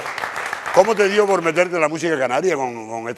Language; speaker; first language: Spanish; native; Spanish